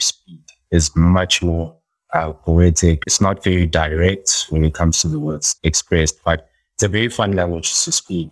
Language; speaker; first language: English; non-native, local second language; Xhosa